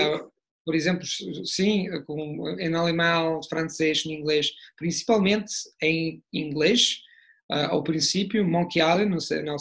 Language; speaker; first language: Portuguese; non-native, fluent; Italian